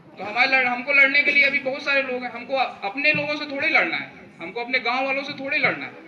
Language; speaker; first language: Hindi; native; Hindi